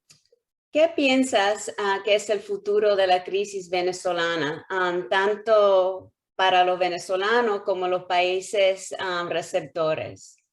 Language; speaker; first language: Spanish; early bilingual, heritage; Spanish